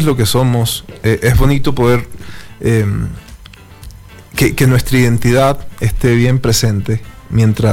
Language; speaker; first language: Spanish; native; Spanish